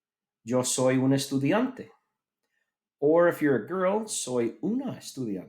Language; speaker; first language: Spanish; non-native, fluent; English